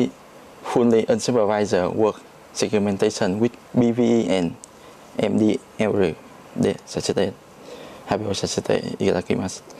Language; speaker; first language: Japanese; non-native, learner; Chinese